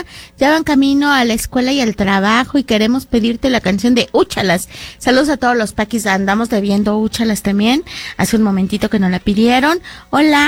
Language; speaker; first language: Spanish; native; Spanish